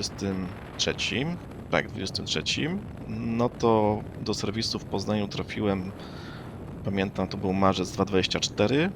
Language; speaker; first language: Polish; native; Polish